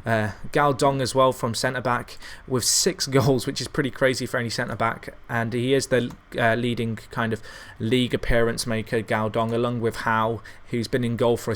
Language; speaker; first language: English; native; English